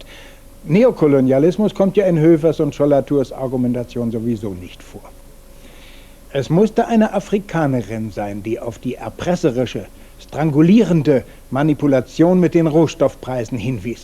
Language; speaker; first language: German; native; German